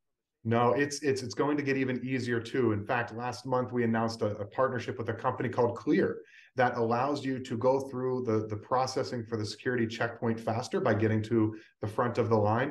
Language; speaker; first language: English; native; English